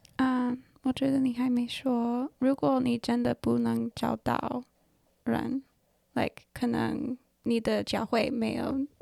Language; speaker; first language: Chinese; early bilingual, heritage; Chinese